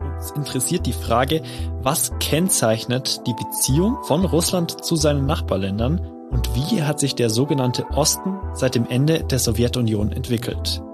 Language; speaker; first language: German; native; German